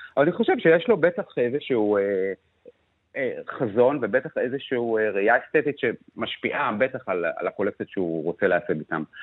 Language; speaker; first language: Hebrew; native; Hebrew